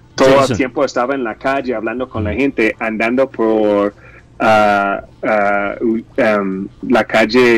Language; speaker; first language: Spanish; non-native, fluent; English